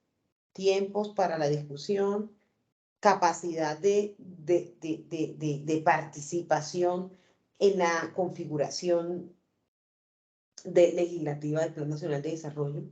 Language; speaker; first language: Spanish; native; Spanish